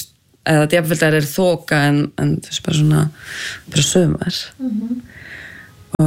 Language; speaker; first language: Icelandic; non-native, fluent; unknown